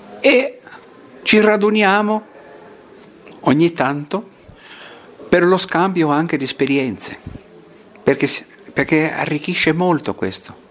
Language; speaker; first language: Italian; non-native, fluent; Portuguese